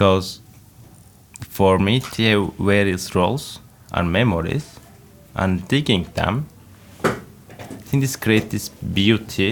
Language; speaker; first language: English; non-native, fluent; Turkish